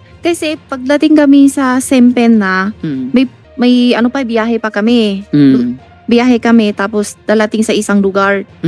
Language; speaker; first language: Filipino; non-native, learner; Chinese